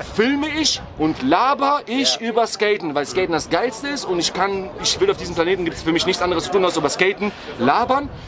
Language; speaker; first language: German; early bilingual, other home language; Ukrainian